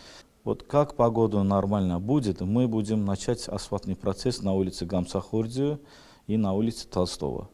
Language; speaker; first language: Russian; non-native, fluent; Georgian